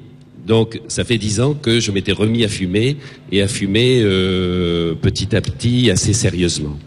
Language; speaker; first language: French; native; French